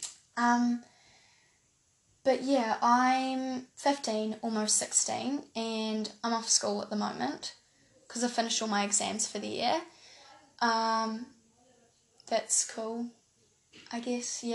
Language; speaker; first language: English; native; English